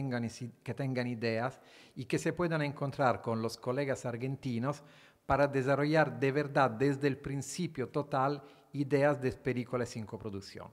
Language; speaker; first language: Spanish; non-native, fluent; Italian